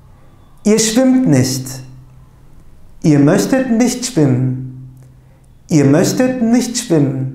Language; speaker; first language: German; non-native, fluent; Turkish